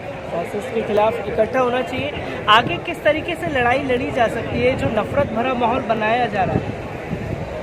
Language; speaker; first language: Hindi; native; Hindi